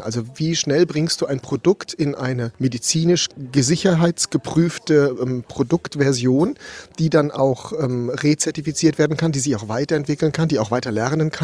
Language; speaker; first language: German; native; German